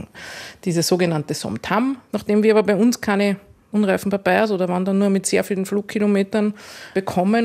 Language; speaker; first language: German; native; German